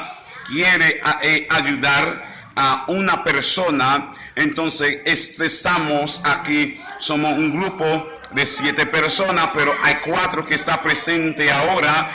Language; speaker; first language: Spanish; non-native, learner; Haitian Creole